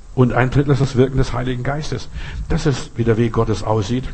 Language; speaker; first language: German; non-native, fluent; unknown